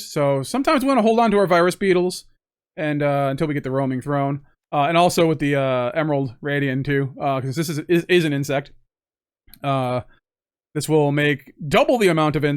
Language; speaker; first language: English; native; English